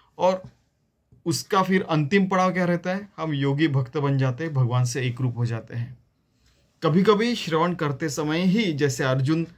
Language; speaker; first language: Hindi; non-native, local second language; Marathi